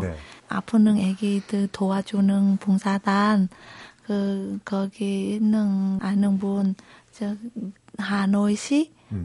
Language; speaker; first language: Korean; non-native, local second language; Vietnamese